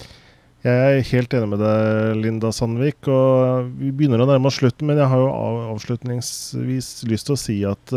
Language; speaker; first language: Norwegian; native; Norwegian